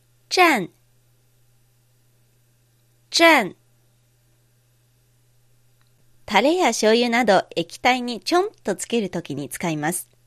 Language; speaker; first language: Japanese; non-native, fluent; Chinese